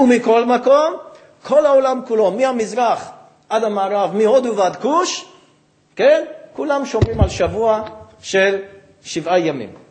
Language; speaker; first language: Hebrew; non-native, fluent; English